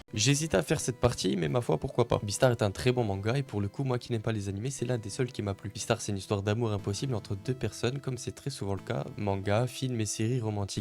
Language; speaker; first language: French; native; French